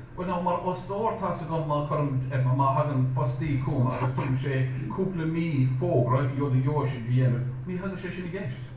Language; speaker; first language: Irish; native; Irish